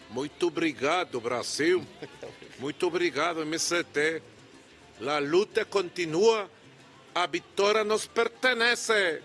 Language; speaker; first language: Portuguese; non-native, learner; Spanish